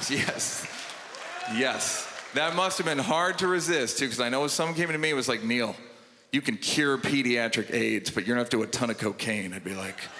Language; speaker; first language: English; native; English